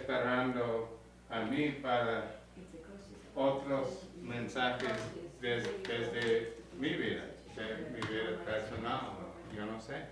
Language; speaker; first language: Spanish; non-native, learner; English